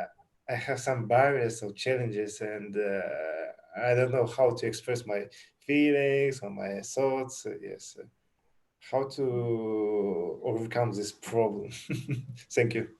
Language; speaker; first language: English; non-native, learner; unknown